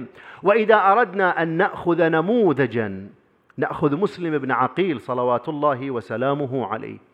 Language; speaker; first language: Arabic; native; Arabic